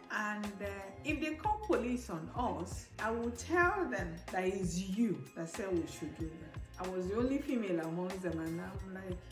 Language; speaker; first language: English; non-native, local second language; Igbo